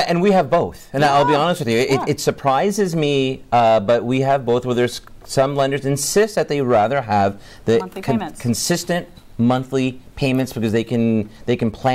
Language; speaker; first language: English; native; English